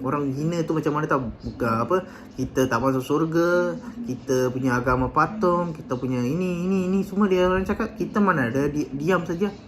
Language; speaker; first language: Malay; non-native, local second language; Tamil